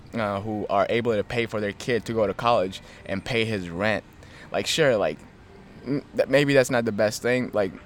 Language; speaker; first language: English; early bilingual, other home language; Amharic